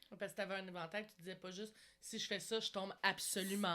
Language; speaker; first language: French; native; French